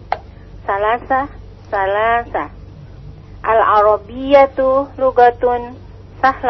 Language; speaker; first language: Arabic; non-native, learner; Indonesian